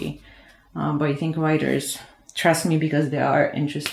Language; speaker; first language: English; non-native, fluent; Bulgarian